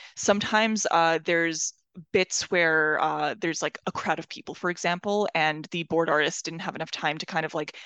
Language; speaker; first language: English; non-native, fluent; Persian